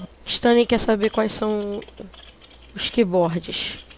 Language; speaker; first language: Portuguese; native; Portuguese